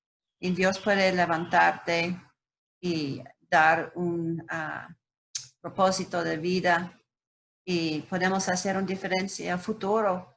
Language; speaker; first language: Spanish; non-native, learner; English